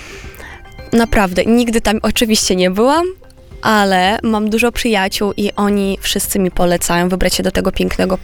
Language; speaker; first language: Polish; non-native, fluent; Romanian